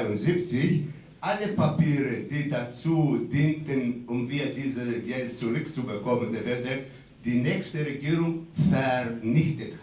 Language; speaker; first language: German; non-native, fluent; Greek